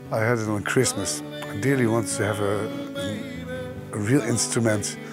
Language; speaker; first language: English; non-native, fluent; Dutch